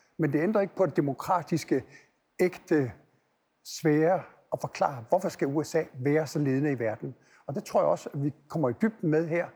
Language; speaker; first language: Danish; native; Danish